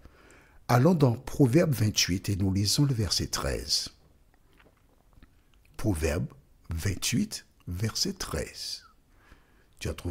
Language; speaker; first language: French; native; French